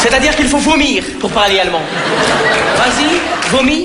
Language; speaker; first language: French; native; French